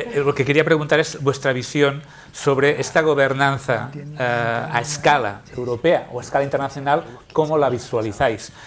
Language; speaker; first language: Spanish; non-native, local second language; Catalan